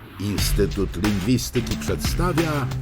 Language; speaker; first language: Polish; early bilingual, heritage; English